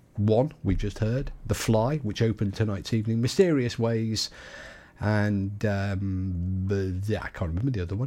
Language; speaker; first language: English; native; English